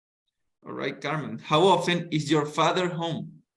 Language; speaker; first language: English; non-native, fluent; Spanish